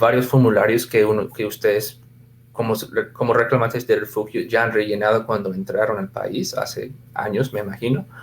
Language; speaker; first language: Spanish; non-native, fluent; English